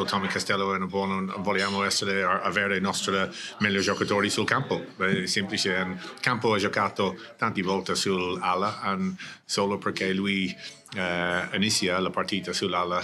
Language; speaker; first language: Italian; non-native, learner; English